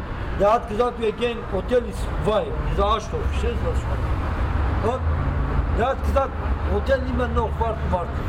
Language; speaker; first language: German; non-native, learner; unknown